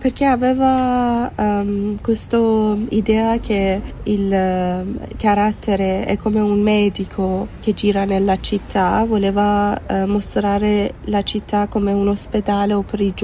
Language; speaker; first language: Italian; non-native, fluent; Persian